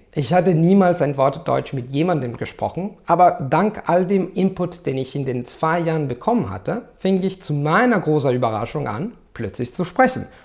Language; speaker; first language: German; non-native, fluent; Italian